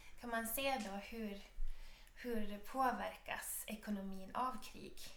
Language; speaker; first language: Swedish; native; Swedish